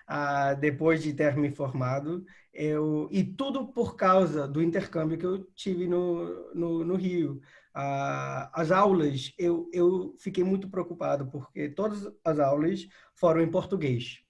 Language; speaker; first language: Portuguese; non-native, fluent; English